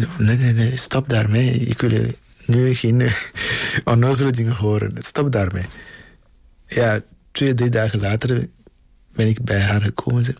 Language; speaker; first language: Dutch; non-native, fluent; Ewe